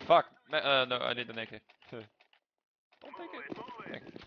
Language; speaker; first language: English; non-native, fluent; French